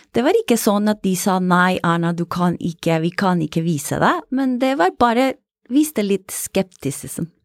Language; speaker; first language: Norwegian; non-native, fluent; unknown